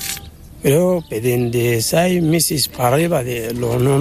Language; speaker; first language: Spanish; non-native, learner; Arabic